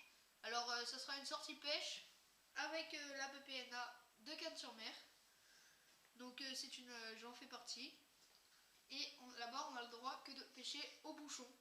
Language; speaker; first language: French; native; French